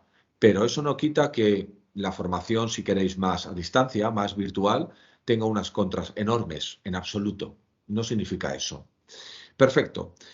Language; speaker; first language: Spanish; native; Spanish